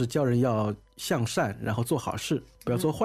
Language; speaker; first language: Chinese; native; Chinese